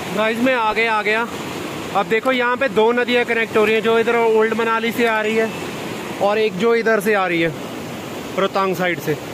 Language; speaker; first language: Hindi; non-native, local second language; Punjabi